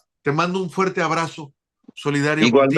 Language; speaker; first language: Spanish; native; Spanish